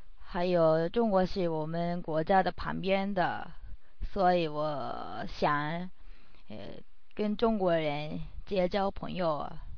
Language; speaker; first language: Chinese; non-native, learner; Japanese